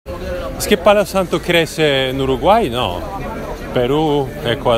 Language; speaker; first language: Spanish; non-native, learner; Polish